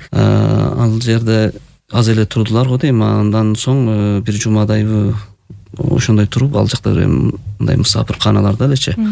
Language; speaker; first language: Kyrgyz; early bilingual, heritage; Kyrgyz